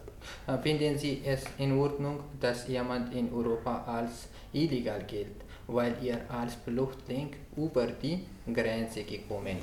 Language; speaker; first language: German; non-native, learner; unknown